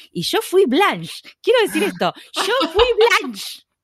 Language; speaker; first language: Spanish; native; Spanish